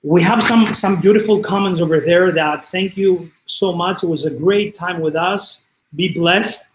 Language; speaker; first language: English; non-native, fluent; Greek